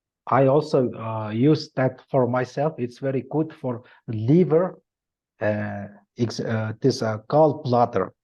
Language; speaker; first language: English; non-native, learner; Mongolian